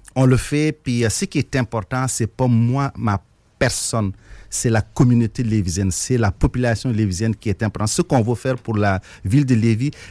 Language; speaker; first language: French; non-native, local second language; Wolof